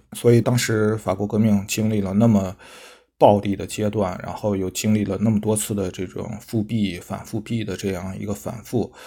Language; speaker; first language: Chinese; native; Chinese